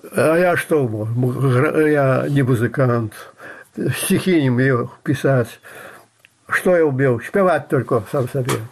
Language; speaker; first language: Russian; non-native, fluent; Belarusian